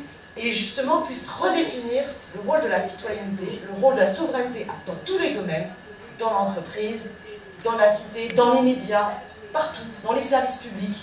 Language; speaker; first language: French; native; French